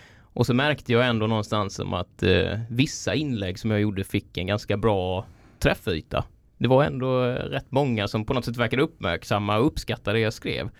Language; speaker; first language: Swedish; native; Swedish